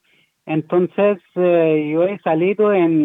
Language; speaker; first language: Spanish; non-native, learner; Persian